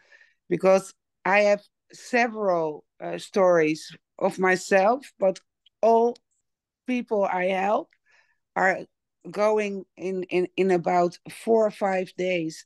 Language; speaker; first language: English; non-native, learner; Dutch